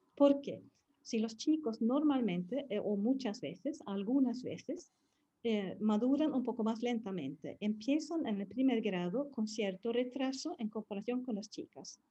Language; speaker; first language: Spanish; non-native, fluent; Swedish